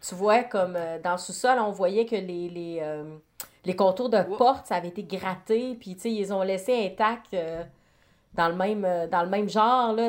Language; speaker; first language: French; native; French